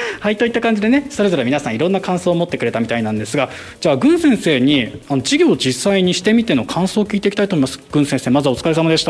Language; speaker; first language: Japanese; native; Japanese